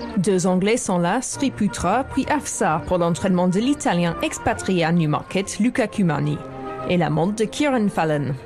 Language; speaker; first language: French; native; French